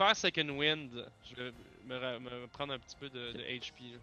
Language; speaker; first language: French; native; French